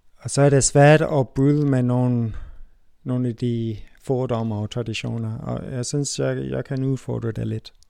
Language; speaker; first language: Danish; non-native, fluent; English